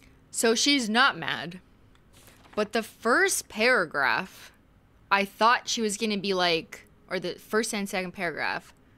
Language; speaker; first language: English; native; English